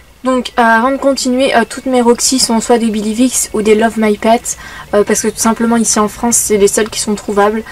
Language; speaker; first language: French; native; French